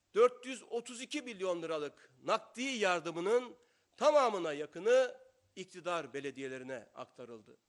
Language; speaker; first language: Turkish; native; Turkish